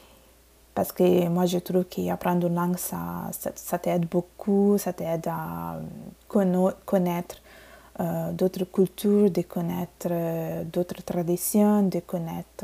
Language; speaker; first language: French; non-native, fluent; Bangla